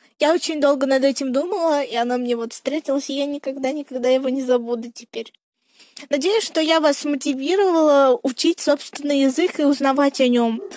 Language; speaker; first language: Russian; native; Russian